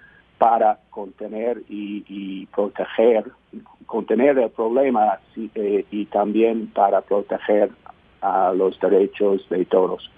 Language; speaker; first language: Spanish; non-native, fluent; English